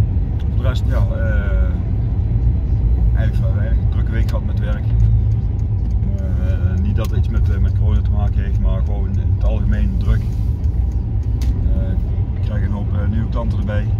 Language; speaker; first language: Dutch; native; Dutch